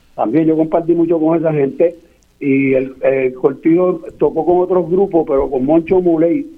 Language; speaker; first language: Spanish; native; Spanish